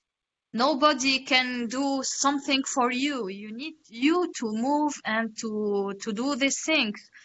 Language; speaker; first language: English; non-native, learner; Arabic